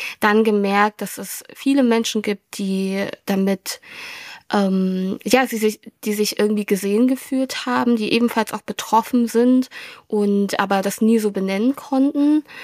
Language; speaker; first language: German; early bilingual, other home language; Vietnamese